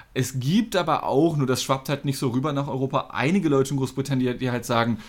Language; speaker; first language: German; non-native, fluent; English